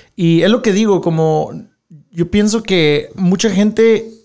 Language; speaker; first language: Spanish; early bilingual, heritage; Spanish